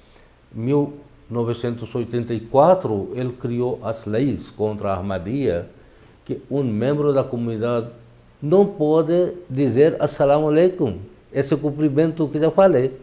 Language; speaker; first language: Portuguese; non-native, fluent; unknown